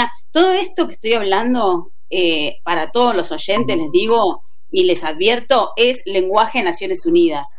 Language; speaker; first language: Spanish; native; Spanish